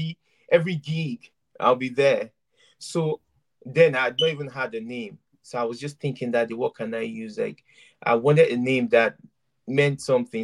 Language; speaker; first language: English; non-native, local second language; Yoruba